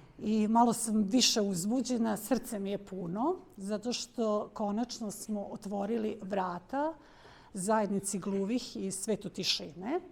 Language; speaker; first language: Bosnian; non-native, local second language; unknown